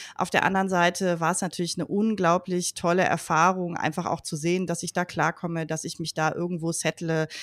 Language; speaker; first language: German; native; German